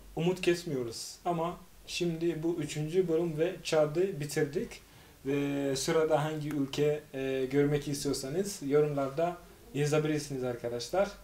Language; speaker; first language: Turkish; non-native, fluent; Swahili